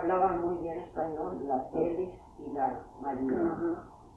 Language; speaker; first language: Spanish; early bilingual, heritage; Spanish